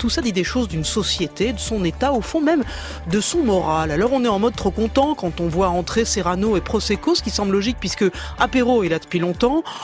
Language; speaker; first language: French; native; French